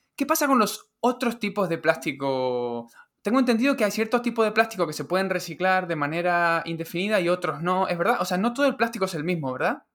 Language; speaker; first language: Spanish; native; Spanish